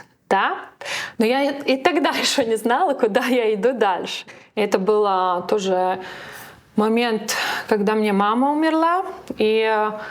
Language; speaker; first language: Russian; non-native, local second language; Latvian